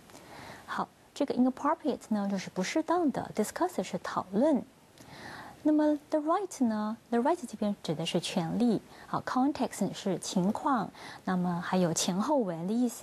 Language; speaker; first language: Chinese; native; Chinese